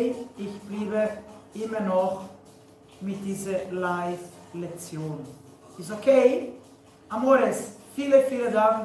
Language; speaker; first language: German; non-native, learner; Spanish